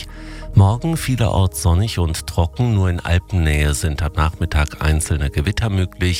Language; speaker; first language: German; native; German